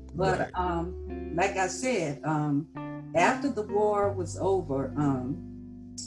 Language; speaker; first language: English; native; English